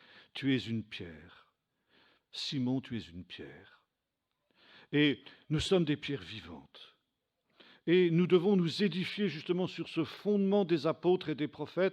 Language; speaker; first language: French; native; French